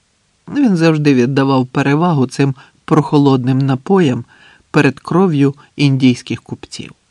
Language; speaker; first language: Ukrainian; native; Ukrainian